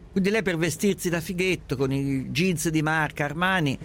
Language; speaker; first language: Italian; native; Italian